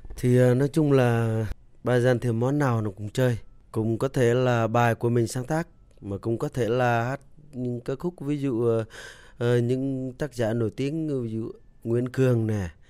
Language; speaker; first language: Vietnamese; non-native, local second language; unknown